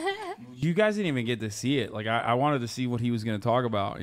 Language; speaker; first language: English; native; English